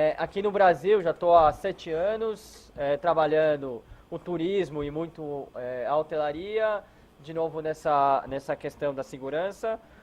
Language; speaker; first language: Portuguese; early bilingual, heritage; Hebrew